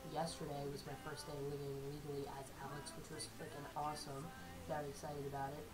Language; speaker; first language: English; native; English